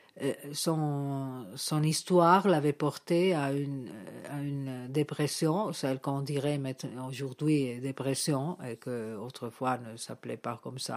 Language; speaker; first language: French; non-native, fluent; Italian